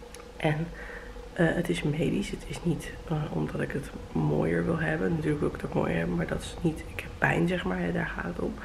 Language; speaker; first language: Dutch; native; Dutch